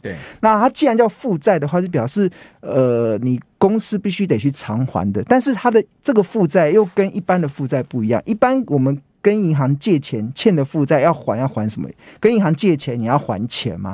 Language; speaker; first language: Chinese; native; Chinese